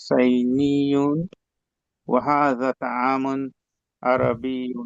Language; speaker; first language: Arabic; non-native, learner; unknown